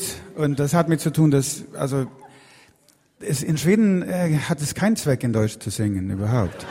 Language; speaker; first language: German; non-native, fluent; Swedish